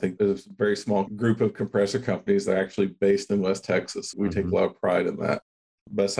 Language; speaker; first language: English; native; English